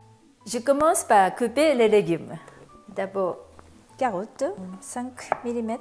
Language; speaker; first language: French; non-native, fluent; Japanese